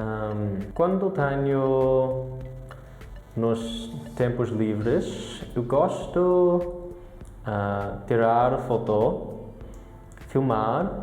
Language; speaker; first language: Portuguese; non-native, learner; English